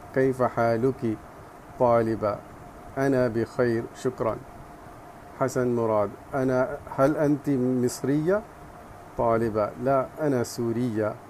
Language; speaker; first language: Arabic; non-native, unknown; Urdu